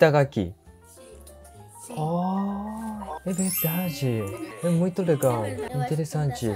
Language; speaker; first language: Portuguese; non-native, learner; Japanese